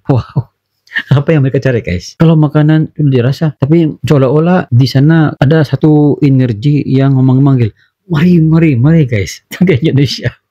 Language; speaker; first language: Malay; native; Malay